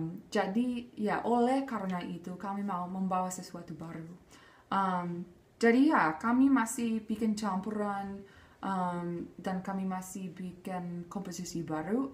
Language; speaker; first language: Indonesian; non-native, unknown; English